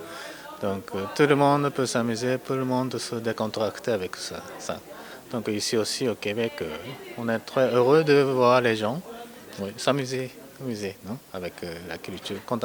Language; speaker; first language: French; non-native, fluent; Japanese